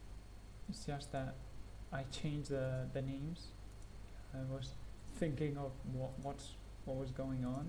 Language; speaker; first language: English; non-native, fluent; Spanish